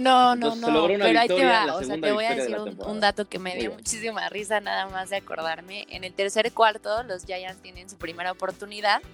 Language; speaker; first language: Spanish; native; Spanish